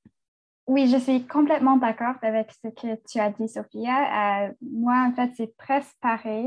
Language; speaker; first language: French; non-native, fluent; English